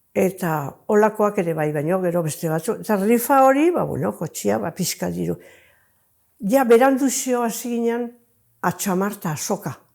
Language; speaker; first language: Basque; native; Basque